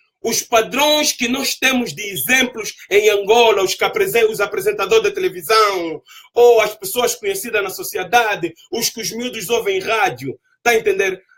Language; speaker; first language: Portuguese; native; Portuguese